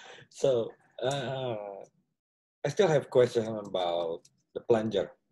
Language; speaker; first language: English; non-native, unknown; Indonesian